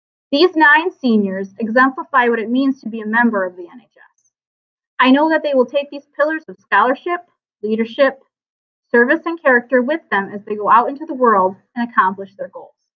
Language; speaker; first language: English; native; English